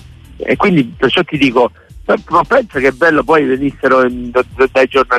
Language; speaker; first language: Italian; native; Italian